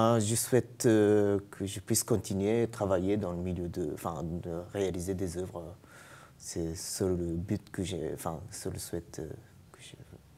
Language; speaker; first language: French; non-native, fluent; Japanese